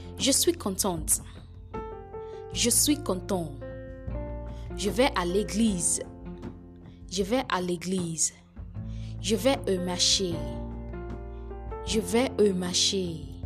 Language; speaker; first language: French; non-native, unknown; Yoruba